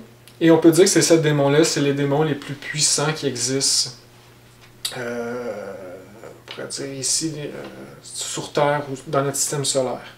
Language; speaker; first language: French; native; French